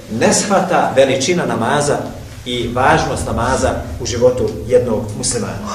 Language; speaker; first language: Bosnian; native; Bosnian